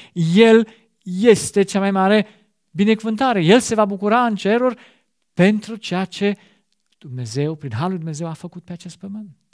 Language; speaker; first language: Romanian; non-native, fluent; German